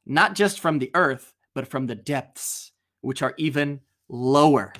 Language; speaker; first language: English; native; English